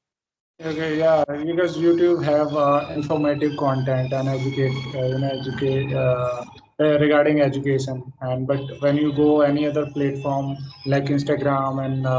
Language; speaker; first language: English; non-native, fluent; Hindi